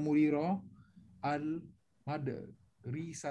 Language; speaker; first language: Arabic; non-native, learner; Malay